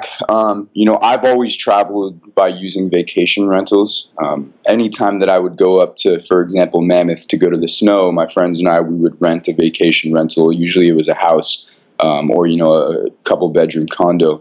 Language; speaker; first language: English; native; English